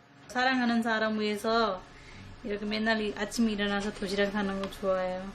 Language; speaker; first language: Korean; non-native, learner; Nepali